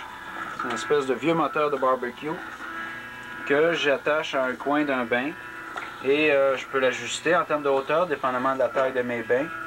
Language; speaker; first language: French; native; French